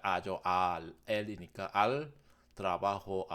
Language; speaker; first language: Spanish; non-native, learner; Korean